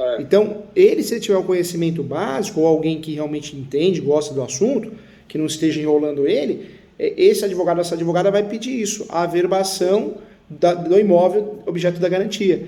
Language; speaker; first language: Portuguese; native; Portuguese